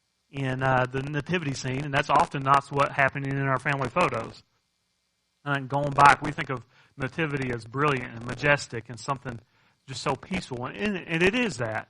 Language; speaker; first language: English; native; English